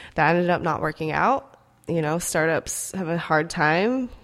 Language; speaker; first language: English; early bilingual, other home language; Korean